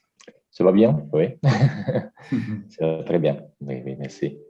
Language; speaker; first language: French; non-native, fluent; Italian